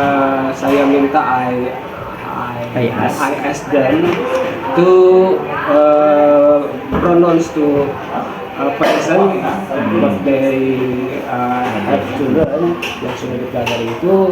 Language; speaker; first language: English; non-native, learner; Indonesian